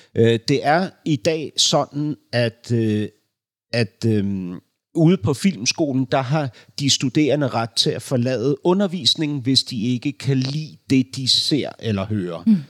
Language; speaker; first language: Danish; early bilingual, other home language; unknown